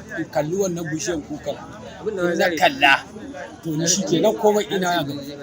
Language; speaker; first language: Hausa; non-native, local second language; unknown